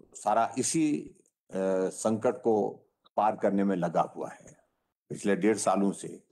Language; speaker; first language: Hindi; native; Hindi